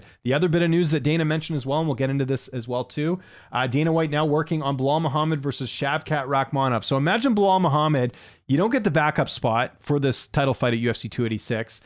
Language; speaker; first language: English; native; English